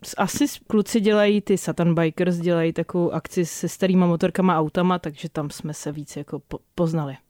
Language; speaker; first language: Czech; native; Czech